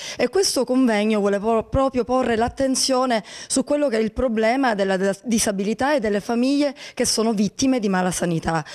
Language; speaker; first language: Italian; native; Italian